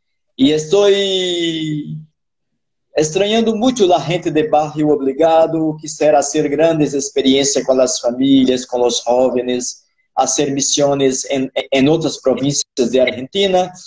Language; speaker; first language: Spanish; non-native, fluent; Portuguese